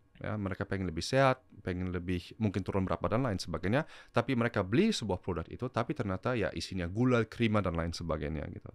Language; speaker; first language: Indonesian; early bilingual, heritage; German